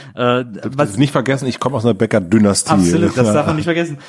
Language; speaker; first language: German; native; German